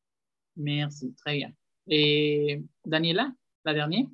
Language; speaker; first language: French; non-native, fluent; Spanish